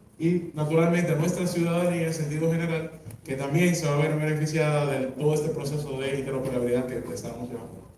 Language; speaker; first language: Spanish; native; Spanish